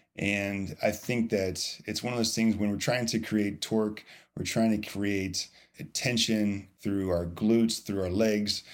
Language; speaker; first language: English; native; English